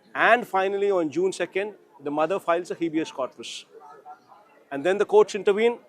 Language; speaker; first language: English; non-native, local second language; Telugu